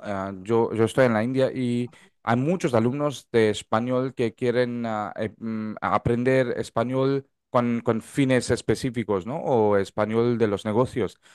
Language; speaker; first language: Spanish; non-native, fluent; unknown